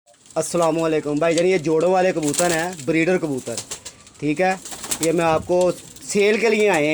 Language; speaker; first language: Hindi; non-native, local second language; Punjabi